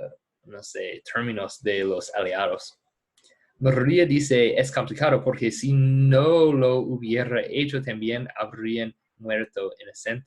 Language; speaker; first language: Spanish; non-native, fluent; English